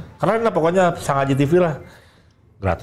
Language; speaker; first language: Indonesian; native; Indonesian